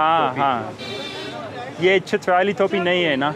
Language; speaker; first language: Hindi; non-native, learner; English